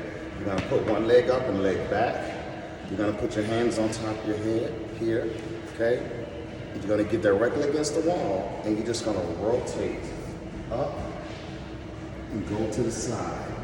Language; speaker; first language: English; native; English